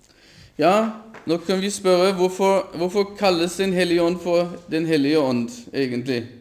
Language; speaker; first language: Norwegian; non-native, fluent; German